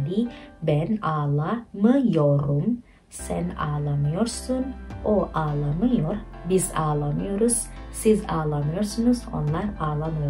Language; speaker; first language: Turkish; non-native, fluent; Indonesian